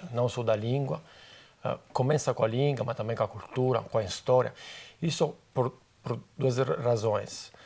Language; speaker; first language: Portuguese; non-native, fluent; Italian